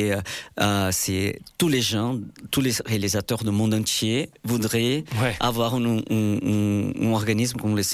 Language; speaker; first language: French; non-native, fluent; Portuguese